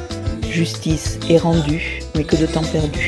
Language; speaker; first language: French; native; French